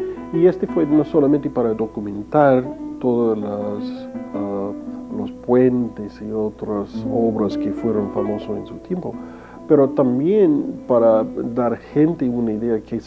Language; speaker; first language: Spanish; non-native, fluent; English